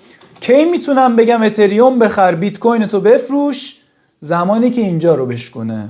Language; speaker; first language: Persian; native; Persian